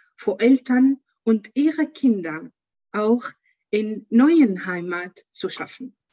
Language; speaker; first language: German; non-native, learner; Arabic